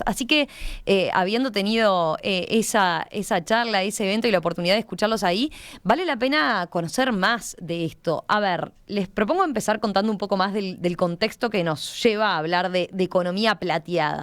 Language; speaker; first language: Spanish; native; Spanish